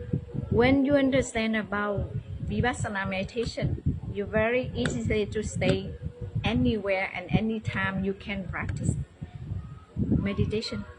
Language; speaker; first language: English; non-native, learner; Vietnamese